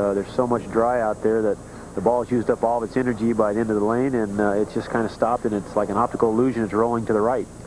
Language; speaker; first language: English; native; English